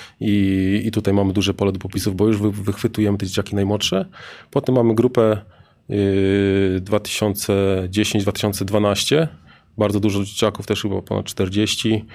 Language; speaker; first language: Polish; native; Polish